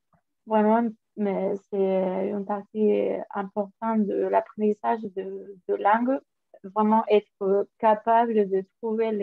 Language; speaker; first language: French; non-native, fluent; Spanish